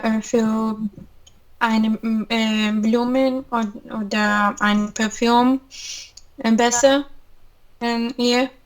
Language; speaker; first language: German; non-native, learner; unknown